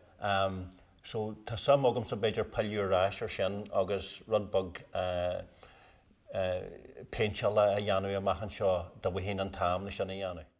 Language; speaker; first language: Irish; native; Irish